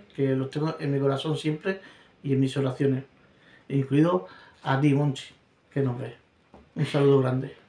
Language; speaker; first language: Spanish; native; Spanish